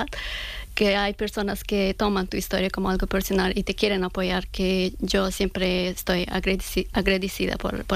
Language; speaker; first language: Spanish; non-native, learner; Persian